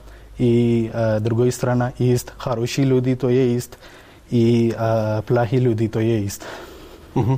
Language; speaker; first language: Russian; non-native, learner; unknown